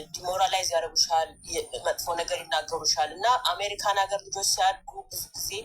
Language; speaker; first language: Amharic; early bilingual, heritage; Amharic